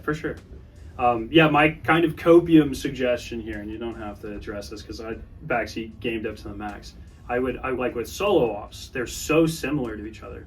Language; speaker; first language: English; native; English